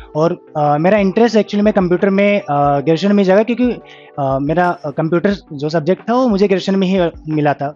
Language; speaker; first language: Hindi; native; Hindi